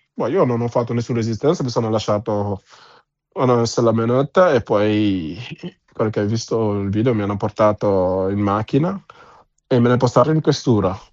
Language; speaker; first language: Italian; non-native, fluent; Wolof